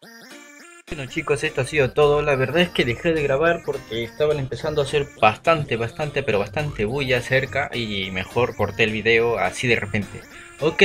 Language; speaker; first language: Spanish; native; Spanish